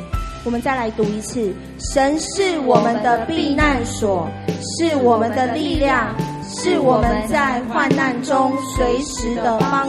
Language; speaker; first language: Chinese; native; Chinese